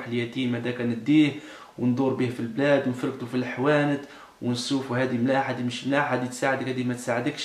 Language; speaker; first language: Arabic; native; Arabic